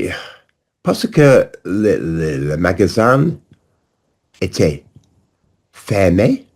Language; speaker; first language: French; non-native, learner; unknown